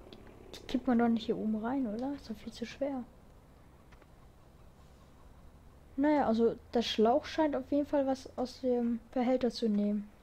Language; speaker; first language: German; native; German